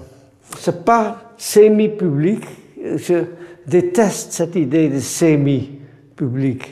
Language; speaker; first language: French; non-native, fluent; Dutch